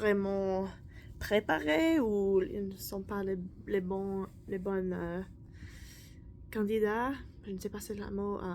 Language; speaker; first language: French; non-native, learner; English